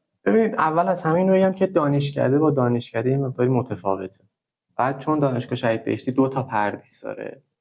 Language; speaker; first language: Persian; native; Persian